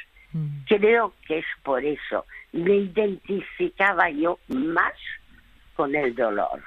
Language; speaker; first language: Spanish; early bilingual, other home language; French